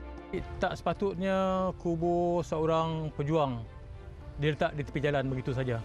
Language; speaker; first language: Malay; native; Malay